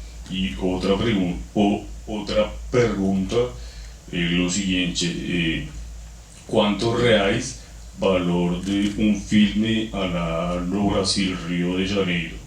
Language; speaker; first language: Portuguese; non-native, learner; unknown